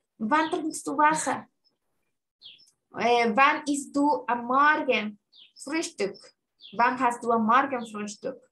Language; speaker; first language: German; non-native, fluent; Spanish